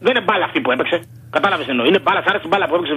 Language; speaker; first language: Greek; native; Greek